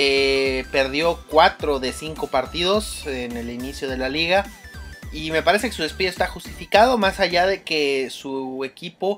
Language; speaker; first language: Spanish; native; Spanish